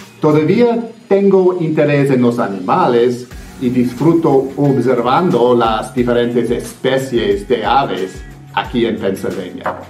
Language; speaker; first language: Spanish; non-native, fluent; English